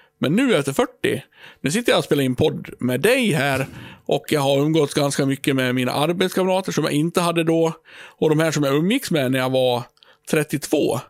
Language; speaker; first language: Swedish; native; Swedish